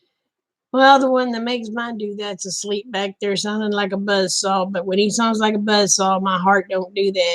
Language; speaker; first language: English; native; English